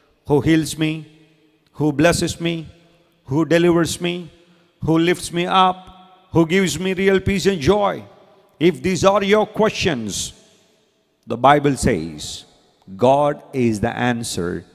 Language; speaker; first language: English; non-native, local second language; Telugu